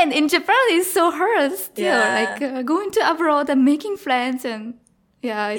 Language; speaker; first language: English; non-native, learner; Japanese